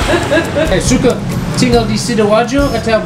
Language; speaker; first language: Indonesian; non-native, learner; English